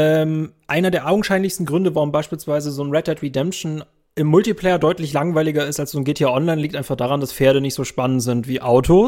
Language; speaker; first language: German; native; German